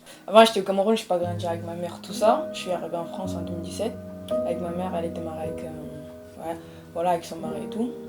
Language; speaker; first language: French; early bilingual, other home language; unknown